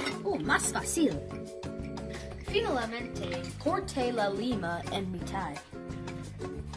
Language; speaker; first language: Spanish; non-native, learner; English